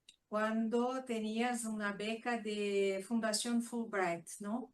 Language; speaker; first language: Spanish; non-native, fluent; Portuguese